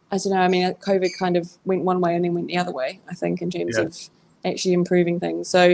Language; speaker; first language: English; native; English